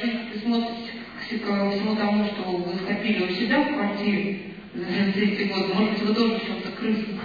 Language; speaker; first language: Russian; native; Russian